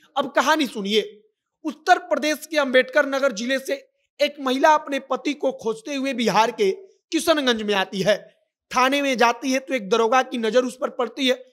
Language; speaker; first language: Hindi; native; Hindi